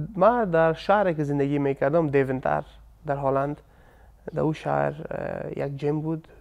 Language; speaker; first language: Persian; native; Persian